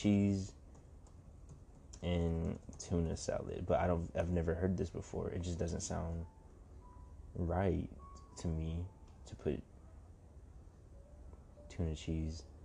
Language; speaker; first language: English; native; English